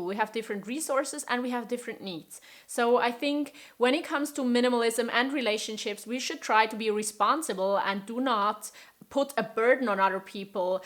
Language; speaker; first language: English; non-native, fluent; German